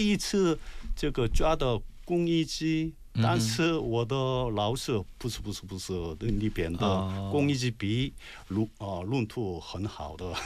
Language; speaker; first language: Chinese; non-native, learner; Korean